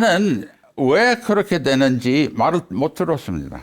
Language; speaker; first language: Korean; non-native, fluent; English